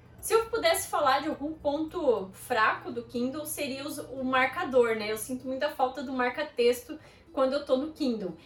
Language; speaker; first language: Portuguese; native; Portuguese